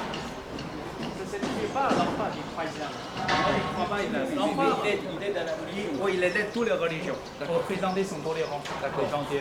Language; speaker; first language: French; non-native, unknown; Chinese